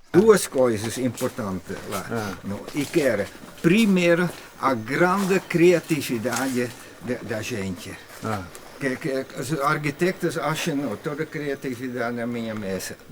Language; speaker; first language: Portuguese; non-native, fluent; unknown